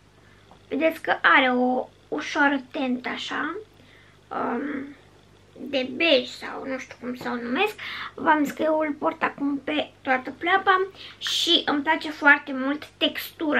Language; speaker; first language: Romanian; native; Romanian